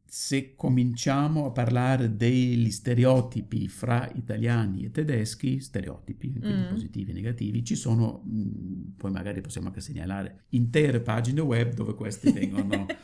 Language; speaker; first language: Italian; non-native, fluent; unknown